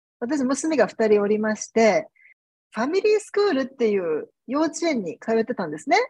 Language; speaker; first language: Japanese; native; Japanese